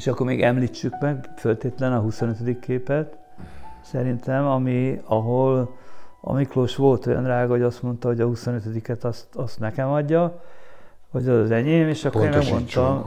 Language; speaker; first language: Hungarian; native; Hungarian